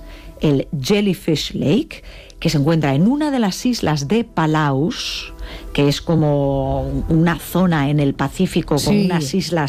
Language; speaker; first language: Spanish; native; Spanish